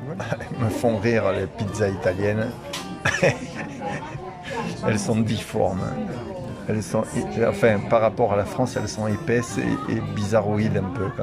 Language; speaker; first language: French; native; French